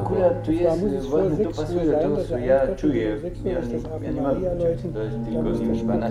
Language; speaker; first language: Polish; non-native, learner; German